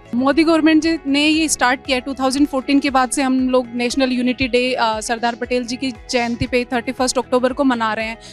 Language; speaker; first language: Hindi; native; Hindi